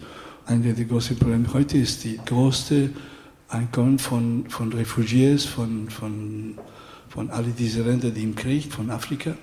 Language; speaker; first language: German; non-native, fluent; Spanish